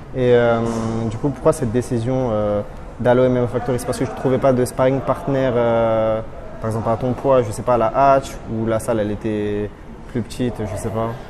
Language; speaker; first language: French; native; French